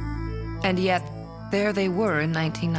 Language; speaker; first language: English; native; English